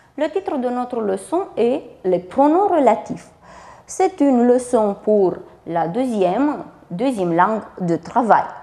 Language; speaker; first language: French; non-native, fluent; Romanian